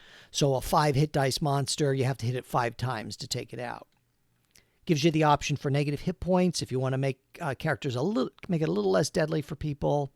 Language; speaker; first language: English; native; English